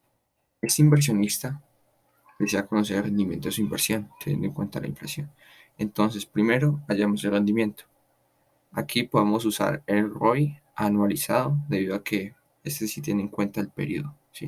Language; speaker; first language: Spanish; native; Spanish